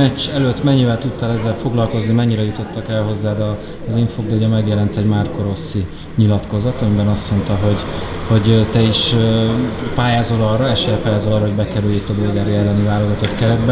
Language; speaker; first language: Hungarian; native; Hungarian